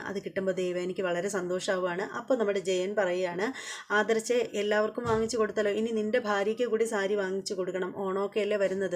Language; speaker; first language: Malayalam; native; Malayalam